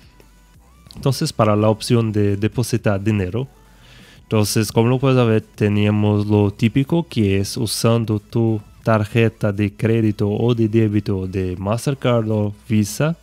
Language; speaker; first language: Spanish; non-native, fluent; Portuguese